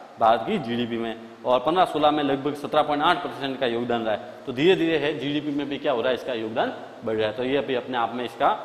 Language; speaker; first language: Hindi; native; Hindi